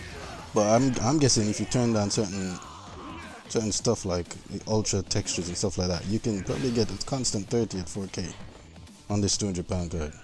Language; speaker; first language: English; native; English